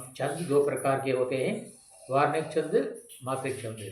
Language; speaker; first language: Hindi; non-native, local second language; Tamil